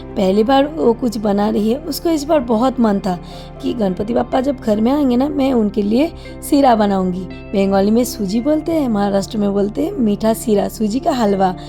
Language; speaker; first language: Hindi; non-native, local second language; Bangla